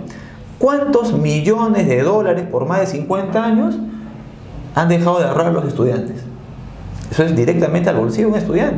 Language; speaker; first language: Spanish; native; Spanish